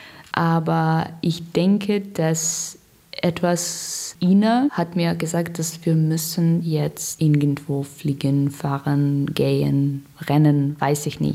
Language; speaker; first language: German; non-native, learner; Russian